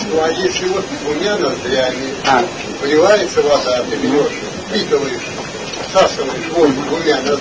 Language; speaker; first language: Russian; native; Russian